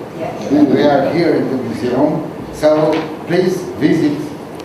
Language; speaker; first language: English; non-native, learner; Romanian